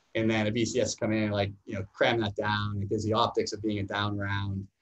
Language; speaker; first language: English; native; English